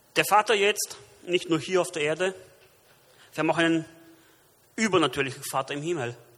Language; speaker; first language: German; early bilingual, other home language; Romanian